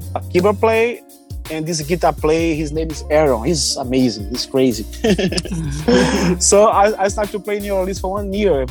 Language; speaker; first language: English; non-native, learner; Portuguese